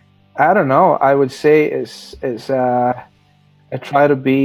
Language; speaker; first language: English; native; English